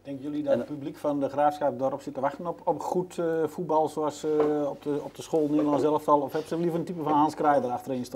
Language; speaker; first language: Dutch; native; Dutch